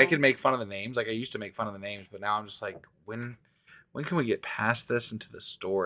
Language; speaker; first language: English; native; English